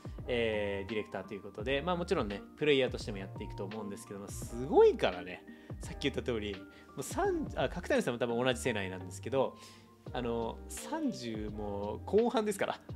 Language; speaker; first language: Japanese; native; Japanese